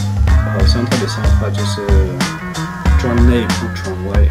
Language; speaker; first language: Chinese; non-native, fluent; French